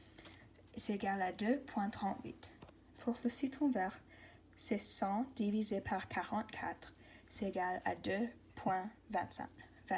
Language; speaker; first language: French; non-native, local second language; English